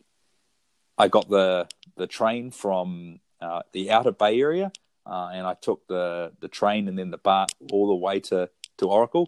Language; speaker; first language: English; native; English